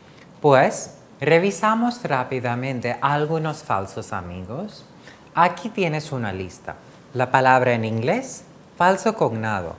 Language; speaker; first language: Spanish; non-native, fluent; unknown